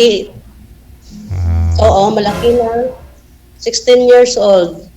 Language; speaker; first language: Filipino; non-native, local second language; Cebuano